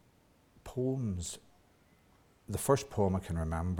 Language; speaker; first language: English; native; English